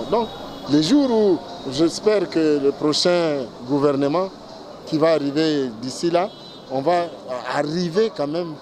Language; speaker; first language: French; non-native, local second language; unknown